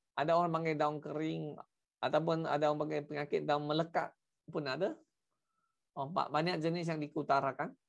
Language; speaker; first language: Malay; non-native, local second language; Chinese